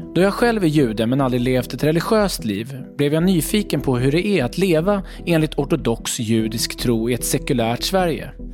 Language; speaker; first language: Swedish; native; Swedish